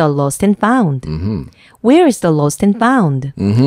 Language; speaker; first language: English; non-native, local second language; Korean